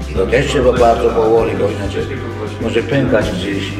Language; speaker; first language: Polish; non-native, fluent; Georgian